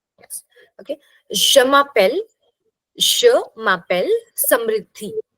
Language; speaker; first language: French; non-native, fluent; English